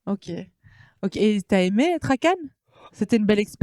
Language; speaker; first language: French; native; French